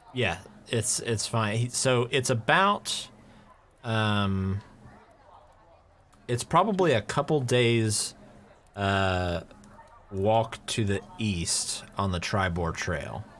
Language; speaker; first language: English; native; English